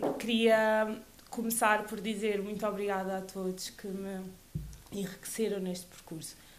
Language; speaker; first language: Portuguese; early bilingual, other home language; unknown